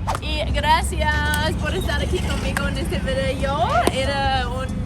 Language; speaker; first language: Spanish; non-native, learner; English